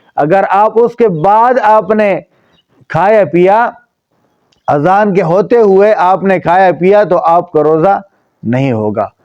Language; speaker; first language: Urdu; non-native, local second language; Pashto